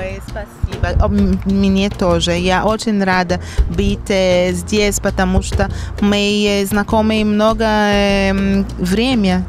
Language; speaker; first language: Russian; non-native, learner; Portuguese